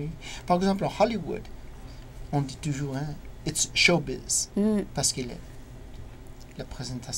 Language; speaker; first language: French; non-native, learner; English